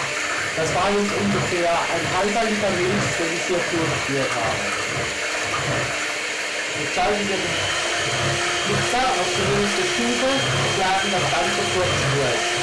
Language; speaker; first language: German; native; German